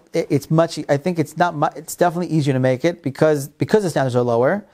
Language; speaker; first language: English; non-native, fluent; Hebrew